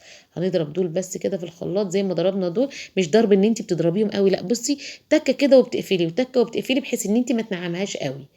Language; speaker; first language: Arabic; native; Arabic